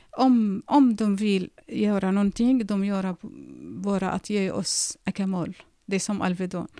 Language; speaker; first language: Swedish; non-native, fluent; Arabic